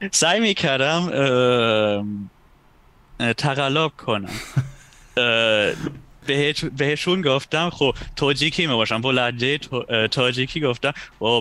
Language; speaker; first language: Persian; non-native, fluent; German